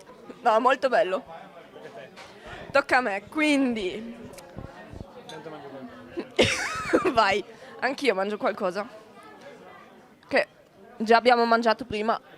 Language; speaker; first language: Italian; non-native, local second language; German